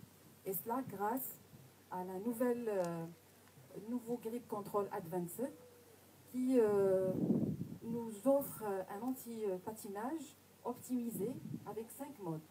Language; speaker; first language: French; non-native, local second language; Arabic